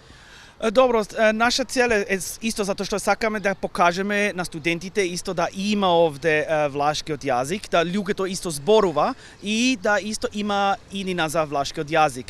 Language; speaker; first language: Macedonian; non-native, learner; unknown